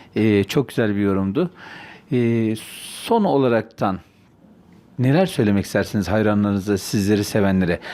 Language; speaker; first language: Turkish; native; Turkish